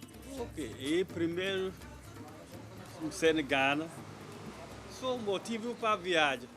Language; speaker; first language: Portuguese; non-native, learner; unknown